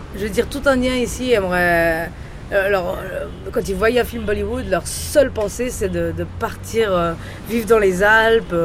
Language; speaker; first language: French; native; French